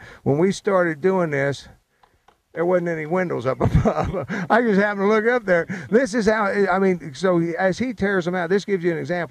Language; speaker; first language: English; native; English